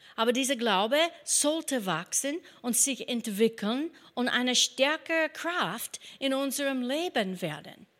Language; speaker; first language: German; non-native, fluent; English